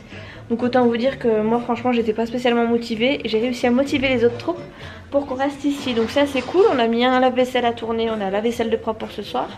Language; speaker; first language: French; native; French